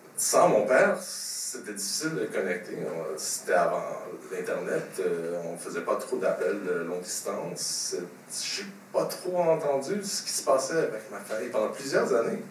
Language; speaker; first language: French; native; French